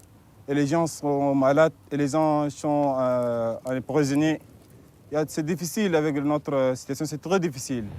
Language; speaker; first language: French; non-native, learner; Arabic